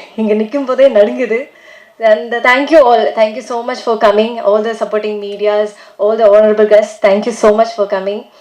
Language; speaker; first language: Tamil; non-native, learner; Malayalam